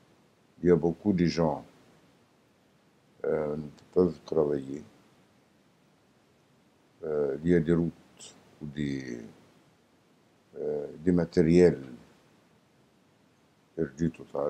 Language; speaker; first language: French; non-native, learner; Arabic